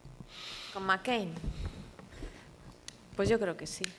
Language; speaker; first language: Spanish; native; Spanish